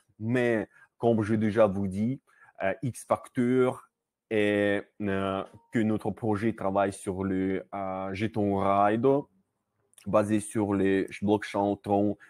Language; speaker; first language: French; non-native, learner; Russian